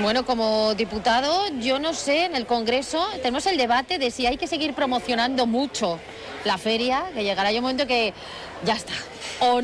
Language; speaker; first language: Spanish; native; Spanish